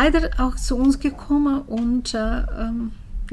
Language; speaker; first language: German; early bilingual, heritage; German